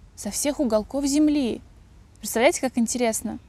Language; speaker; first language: Russian; native; Russian